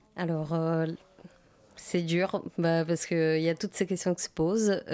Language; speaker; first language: French; non-native, fluent; Portuguese